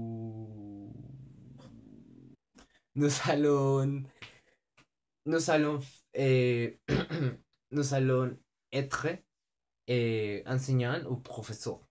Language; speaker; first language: French; non-native, learner; Spanish